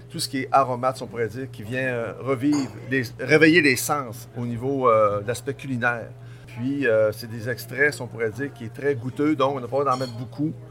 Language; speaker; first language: French; native; French